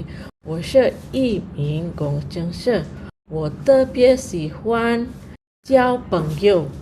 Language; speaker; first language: Chinese; non-native, fluent; Indonesian